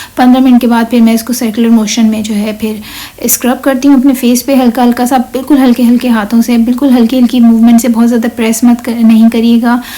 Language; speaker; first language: Urdu; native; Urdu